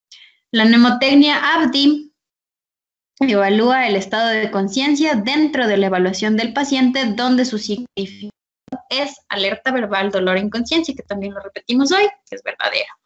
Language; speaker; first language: Spanish; native; Spanish